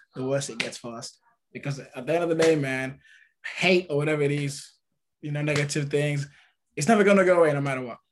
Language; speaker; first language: English; early bilingual, other home language; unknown